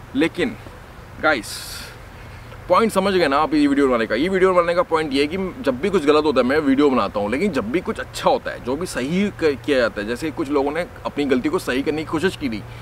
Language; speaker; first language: Hindi; native; Hindi